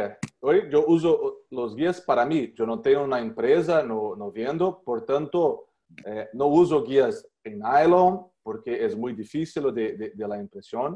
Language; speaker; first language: Spanish; non-native, learner; Portuguese